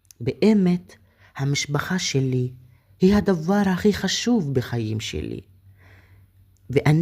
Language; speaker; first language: Hebrew; non-native, fluent; Arabic